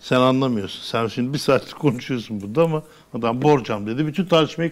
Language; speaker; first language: Turkish; native; Turkish